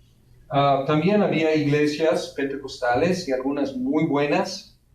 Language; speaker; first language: Spanish; non-native, fluent; English